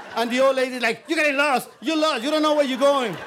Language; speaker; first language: English; non-native, fluent; Spanish